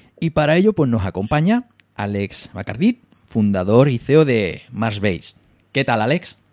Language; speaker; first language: Spanish; native; Spanish